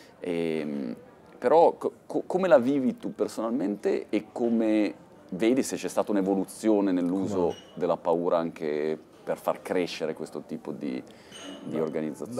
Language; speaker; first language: Italian; native; Italian